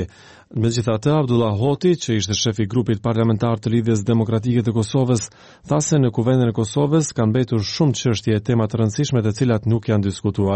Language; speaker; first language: Albanian; native; Albanian